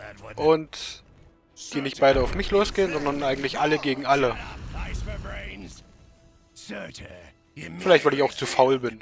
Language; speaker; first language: German; native; German